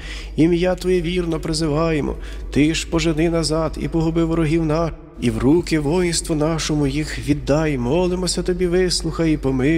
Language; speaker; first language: Ukrainian; native; Ukrainian